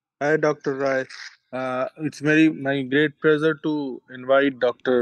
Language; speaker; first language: English; non-native, local second language; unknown